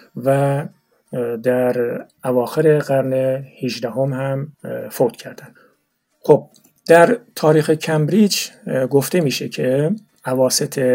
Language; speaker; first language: Persian; non-native, local second language; Turkmen